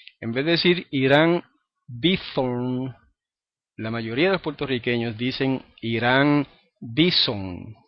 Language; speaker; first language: Spanish; native; Spanish